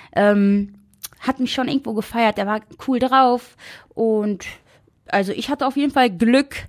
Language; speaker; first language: German; native; German